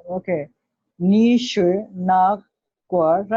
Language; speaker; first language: Chinese; non-native, learner; English